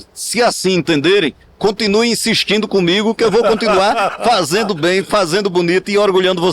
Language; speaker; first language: Portuguese; native; Portuguese